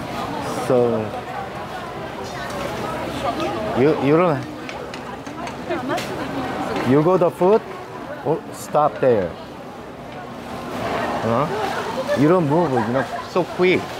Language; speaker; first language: English; non-native, learner; Korean